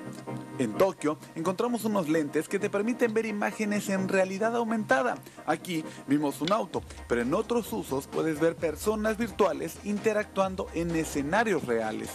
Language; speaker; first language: Spanish; native; Spanish